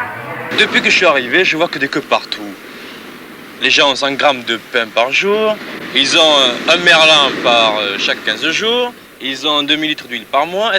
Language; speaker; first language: French; native; French